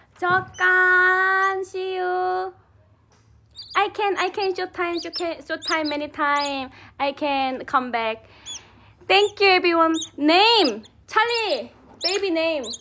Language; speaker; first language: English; non-native, learner; Korean